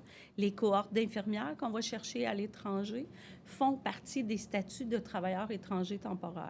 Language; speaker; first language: French; native; French